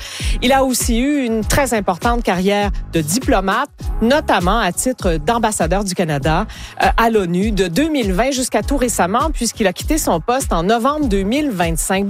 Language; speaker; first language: French; native; French